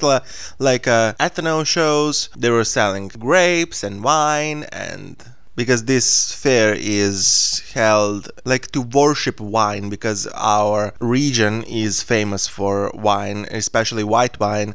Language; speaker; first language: English; non-native, fluent; Serbian